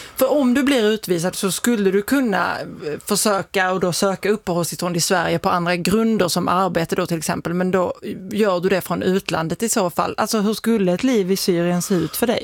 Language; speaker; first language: Swedish; native; Swedish